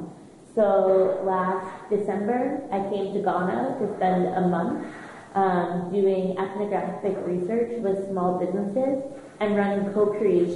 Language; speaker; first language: English; native; English